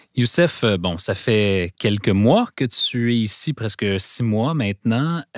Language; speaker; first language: French; native; French